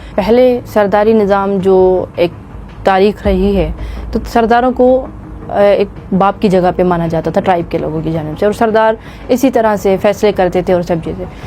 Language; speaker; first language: Urdu; non-native, local second language; Sindhi